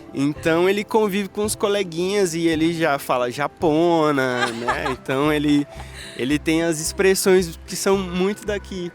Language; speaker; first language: Portuguese; native; Portuguese